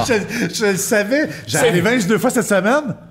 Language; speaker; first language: French; native; French